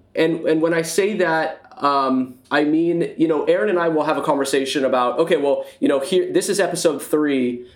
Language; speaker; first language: English; native; English